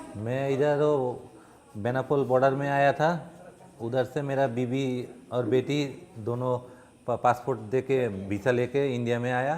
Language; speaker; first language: Hindi; non-native, learner; Bangla